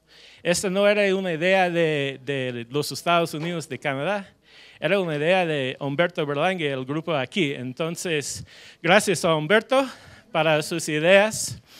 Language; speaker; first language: Spanish; non-native, fluent; English